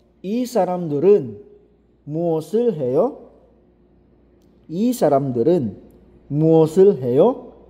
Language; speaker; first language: Korean; non-native, fluent; Filipino